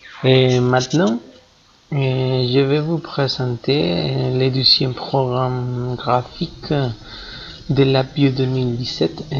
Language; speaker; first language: French; non-native, fluent; Spanish